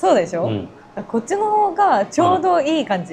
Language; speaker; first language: Japanese; non-native, learner; Korean